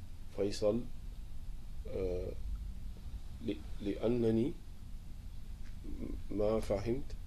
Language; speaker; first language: Arabic; non-native, learner; French